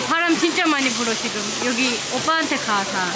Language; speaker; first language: Korean; non-native, fluent; Turkish